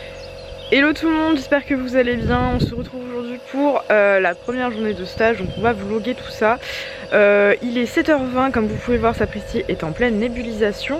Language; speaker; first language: French; native; French